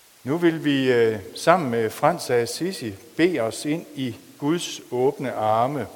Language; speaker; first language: Danish; native; Danish